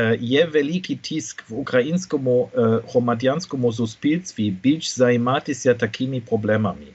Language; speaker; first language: Ukrainian; non-native, fluent; German